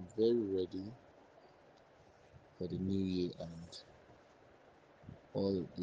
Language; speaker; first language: English; non-native, local second language; Igbo